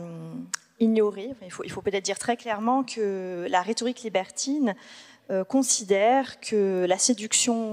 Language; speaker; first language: French; native; French